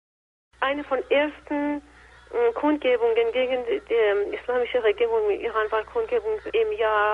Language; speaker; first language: German; non-native, fluent; Persian